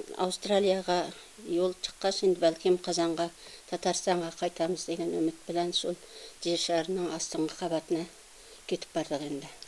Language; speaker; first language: Tatar; early bilingual, heritage; Tatar